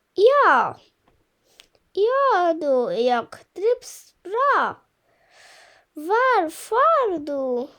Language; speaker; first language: Swedish; non-native, fluent; Bangla